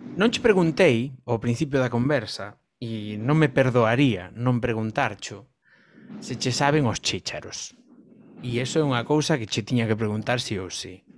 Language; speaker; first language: Galician; non-native, local second language; Spanish